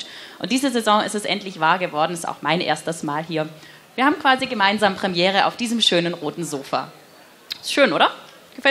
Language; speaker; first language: German; native; German